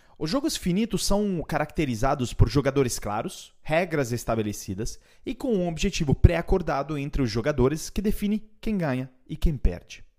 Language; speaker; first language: Portuguese; non-native, fluent; Italian